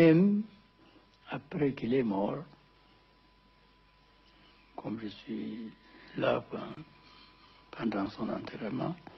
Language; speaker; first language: French; non-native, fluent; Amharic